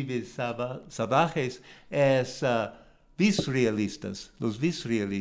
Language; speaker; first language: Spanish; non-native, learner; English